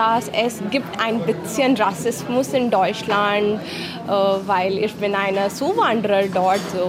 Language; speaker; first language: German; non-native, learner; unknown